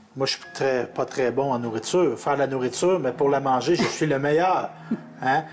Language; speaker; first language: French; native; French